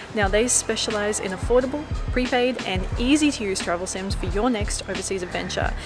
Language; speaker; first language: English; native; English